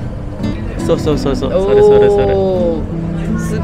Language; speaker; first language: Japanese; non-native, fluent; Indonesian